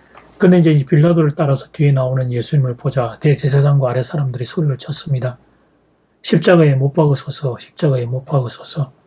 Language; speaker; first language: Korean; native; Korean